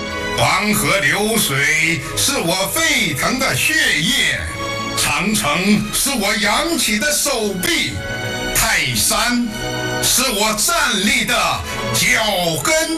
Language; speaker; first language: Chinese; native; Chinese